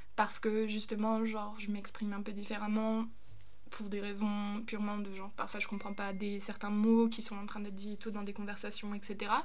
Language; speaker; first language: French; early bilingual, other home language; German